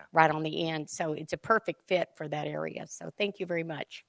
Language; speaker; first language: English; native; English